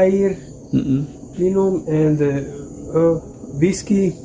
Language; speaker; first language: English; non-native, learner; Serbian